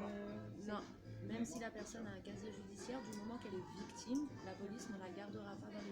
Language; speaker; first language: French; native; French